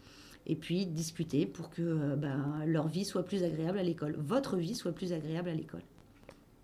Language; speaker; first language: French; native; French